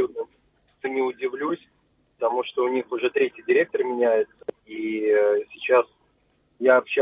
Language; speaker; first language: Russian; native; Russian